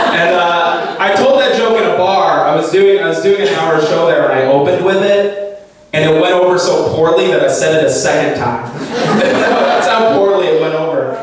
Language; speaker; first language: English; native; English